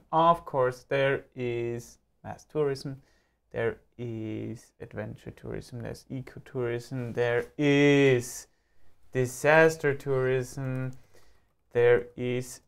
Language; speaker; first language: English; non-native, fluent; German